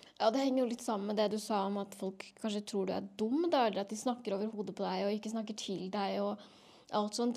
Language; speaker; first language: Norwegian; native; Norwegian